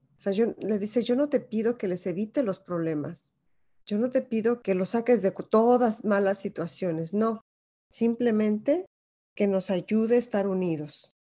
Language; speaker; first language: Spanish; native; Spanish